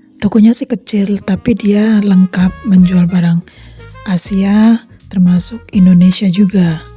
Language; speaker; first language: Indonesian; native; Indonesian